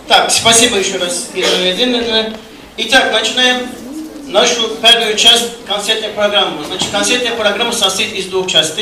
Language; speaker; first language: Russian; non-native, fluent; Turkish